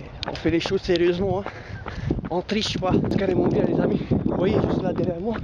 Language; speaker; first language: French; native; French